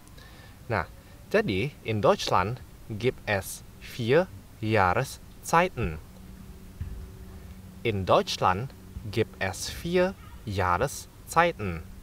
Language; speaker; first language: German; non-native, fluent; Indonesian